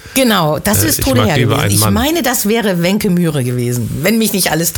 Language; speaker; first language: German; native; German